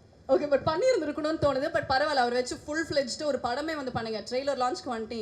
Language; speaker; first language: Tamil; native; Tamil